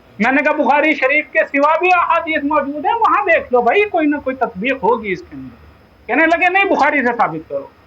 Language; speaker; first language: Urdu; native; Urdu